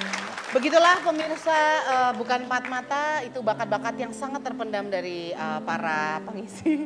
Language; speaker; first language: Indonesian; native; Indonesian